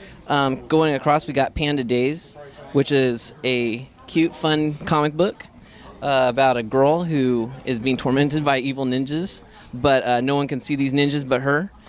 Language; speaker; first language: English; native; English